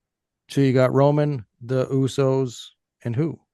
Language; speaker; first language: English; native; English